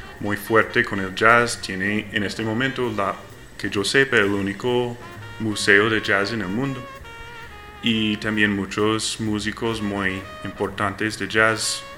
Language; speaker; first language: Spanish; non-native, learner; English